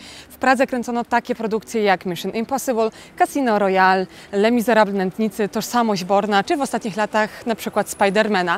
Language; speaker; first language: Polish; native; Polish